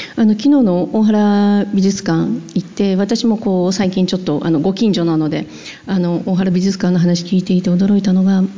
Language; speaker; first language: Japanese; native; Japanese